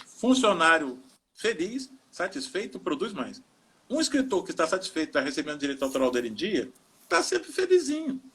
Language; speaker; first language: Portuguese; native; Portuguese